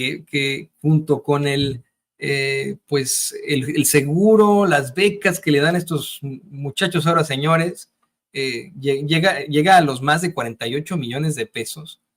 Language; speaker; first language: Spanish; native; Spanish